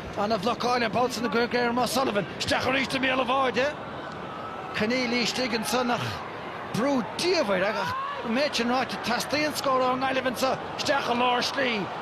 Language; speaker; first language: Irish; native; Irish